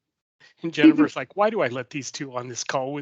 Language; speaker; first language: English; native; English